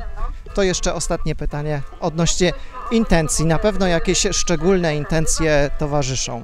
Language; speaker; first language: Polish; native; Polish